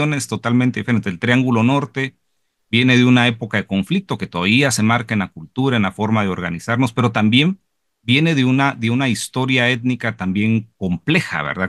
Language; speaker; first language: Spanish; native; Spanish